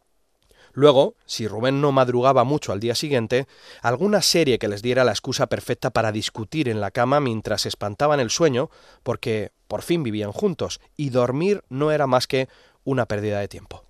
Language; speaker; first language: Spanish; native; Spanish